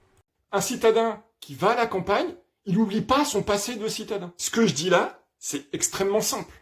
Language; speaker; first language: French; native; French